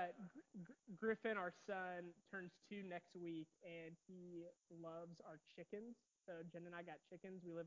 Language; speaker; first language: English; native; English